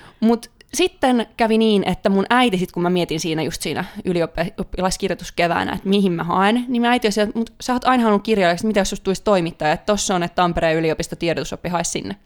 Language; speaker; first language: Finnish; native; Finnish